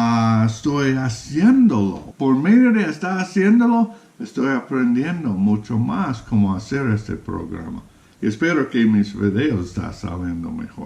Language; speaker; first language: Spanish; non-native, fluent; English